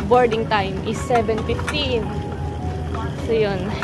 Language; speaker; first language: English; non-native, local second language; Filipino